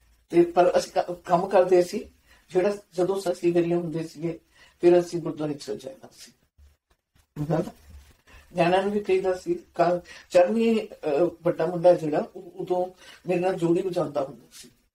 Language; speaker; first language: Punjabi; native; Punjabi